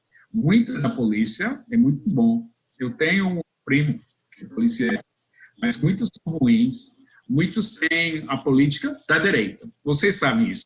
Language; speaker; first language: Portuguese; non-native, fluent; English